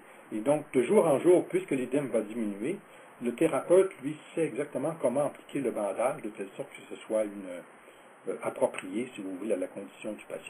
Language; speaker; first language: French; native; French